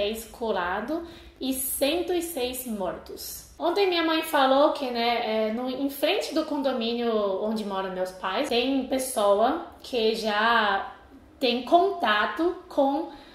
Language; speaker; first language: Portuguese; non-native, fluent; Chinese